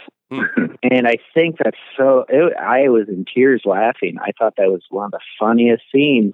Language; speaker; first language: English; native; English